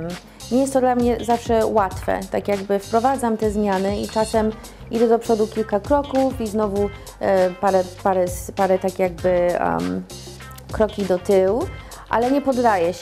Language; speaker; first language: Polish; early bilingual, heritage; Polish